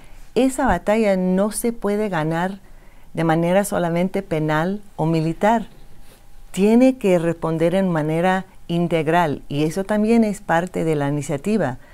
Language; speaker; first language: Spanish; non-native, fluent; English